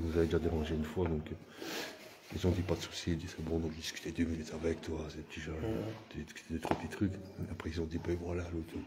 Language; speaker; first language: French; native; French